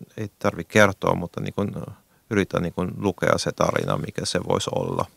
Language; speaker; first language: Finnish; non-native, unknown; German